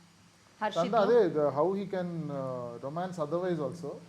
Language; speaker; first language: Telugu; native; Telugu